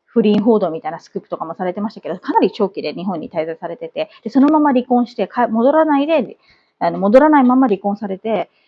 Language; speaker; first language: Japanese; native; Japanese